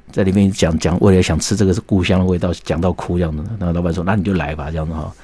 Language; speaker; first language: Chinese; native; Chinese